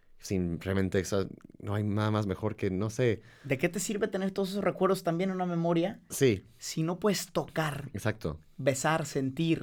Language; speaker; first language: Spanish; native; Spanish